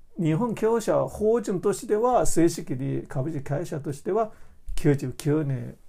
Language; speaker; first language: Japanese; non-native, fluent; Chinese